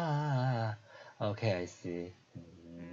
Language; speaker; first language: English; non-native, learner; Korean